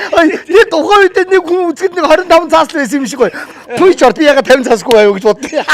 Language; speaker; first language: Mongolian; native; Mongolian